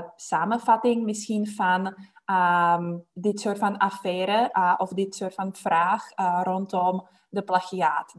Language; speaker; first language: Dutch; non-native, fluent; Czech